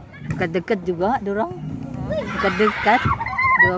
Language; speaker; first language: Malay; native; Malay